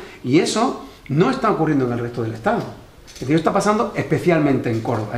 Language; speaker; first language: Spanish; native; Spanish